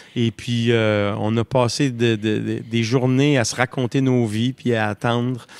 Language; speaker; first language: French; native; French